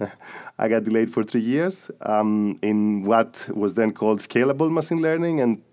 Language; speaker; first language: English; non-native, fluent; Greek